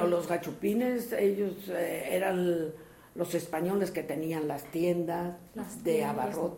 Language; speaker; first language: Spanish; early bilingual, heritage; Spanish